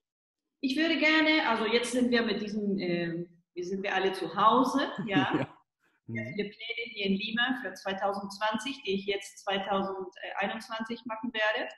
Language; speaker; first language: German; early bilingual, heritage; Spanish